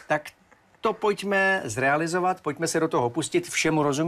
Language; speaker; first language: Czech; native; Czech